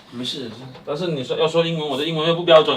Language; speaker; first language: Chinese; native; Chinese